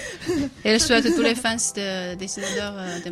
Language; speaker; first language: French; non-native, learner; Chinese